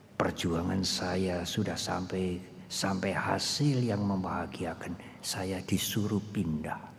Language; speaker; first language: Indonesian; non-native, local second language; Javanese